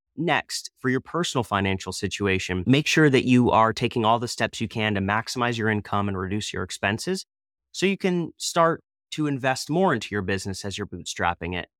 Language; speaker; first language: English; native; English